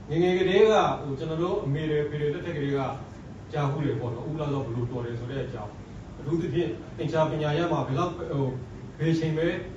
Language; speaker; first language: Burmese; non-native, local second language; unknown